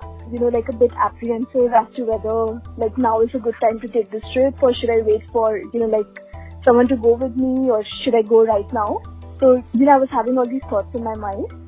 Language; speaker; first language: English; non-native, local second language; Hindi